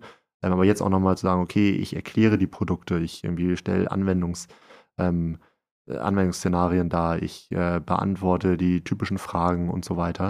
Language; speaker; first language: German; native; German